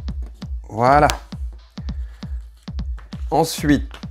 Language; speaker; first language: French; native; French